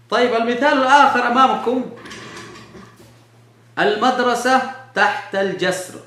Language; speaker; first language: Arabic; non-native, fluent; Urdu